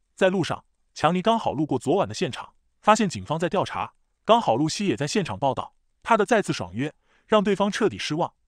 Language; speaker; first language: Chinese; native; Chinese